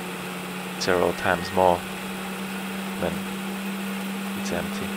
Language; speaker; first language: English; non-native, fluent; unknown